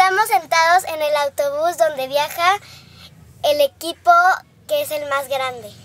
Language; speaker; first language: Spanish; native; Spanish